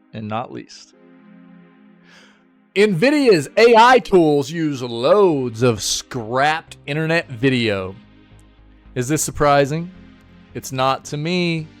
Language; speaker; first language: English; native; English